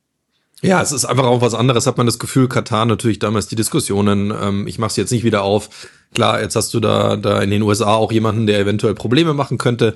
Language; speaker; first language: German; native; German